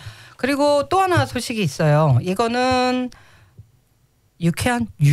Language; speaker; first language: Korean; native; Korean